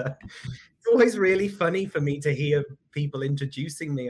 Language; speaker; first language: English; native; English